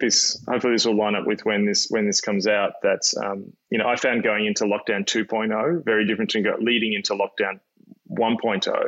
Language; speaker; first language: English; native; English